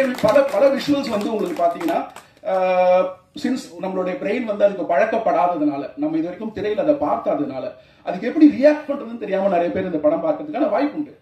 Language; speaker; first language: Tamil; native; Tamil